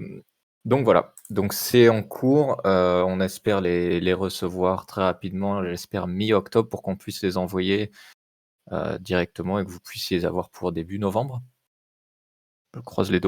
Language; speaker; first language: French; native; French